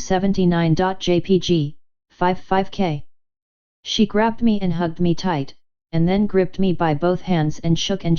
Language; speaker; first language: English; native; English